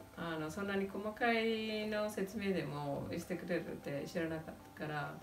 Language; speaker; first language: Japanese; non-native, fluent; Telugu